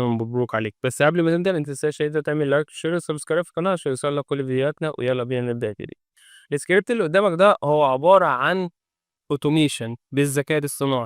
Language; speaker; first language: Arabic; native; Arabic